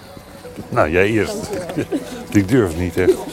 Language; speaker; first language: Dutch; native; Dutch